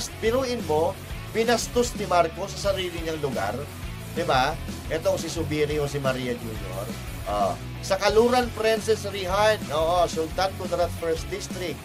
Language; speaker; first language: Filipino; non-native, local second language; Iloko